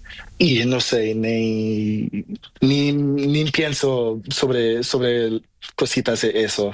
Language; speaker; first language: Spanish; non-native, learner; Portuguese